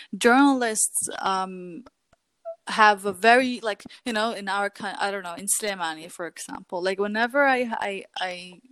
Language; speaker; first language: English; early bilingual, other home language; Kurdish